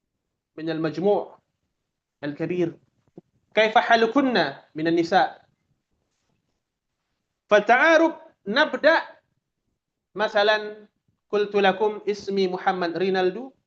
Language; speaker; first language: Arabic; non-native, fluent; Indonesian